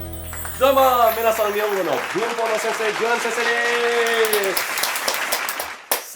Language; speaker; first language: Japanese; non-native, fluent; Indonesian